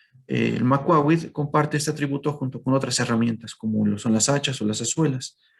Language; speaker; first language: Spanish; native; Spanish